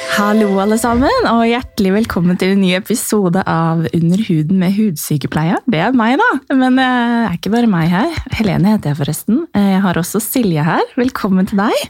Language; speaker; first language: Norwegian; native; Norwegian